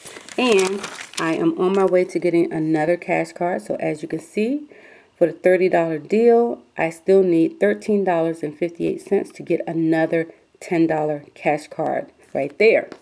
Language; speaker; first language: English; native; English